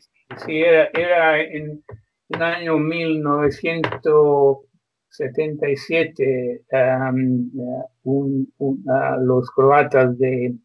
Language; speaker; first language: Spanish; non-native, fluent; Croatian